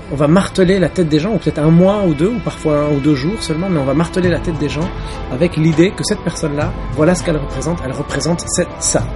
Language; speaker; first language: French; early bilingual, other home language; Arabic